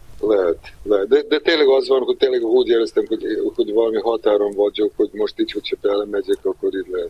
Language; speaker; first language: Hungarian; non-native, fluent; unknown